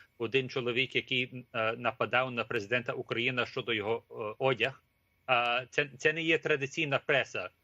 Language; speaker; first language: Ukrainian; early bilingual, heritage; Ukrainian